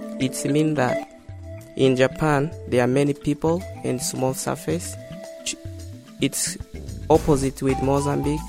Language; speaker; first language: English; non-native, learner; Portuguese